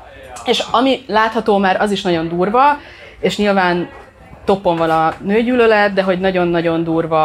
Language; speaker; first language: Hungarian; native; Hungarian